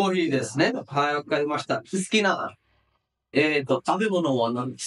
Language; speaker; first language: Japanese; non-native, fluent; Bangla